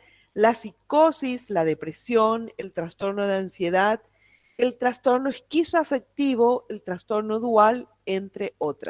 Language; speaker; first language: Spanish; native; Spanish